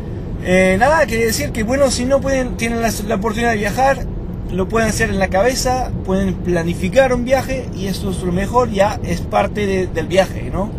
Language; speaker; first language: Spanish; non-native, fluent; French